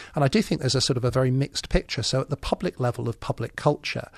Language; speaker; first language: English; native; English